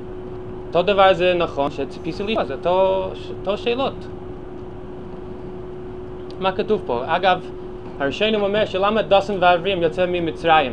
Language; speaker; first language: Hebrew; non-native, fluent; English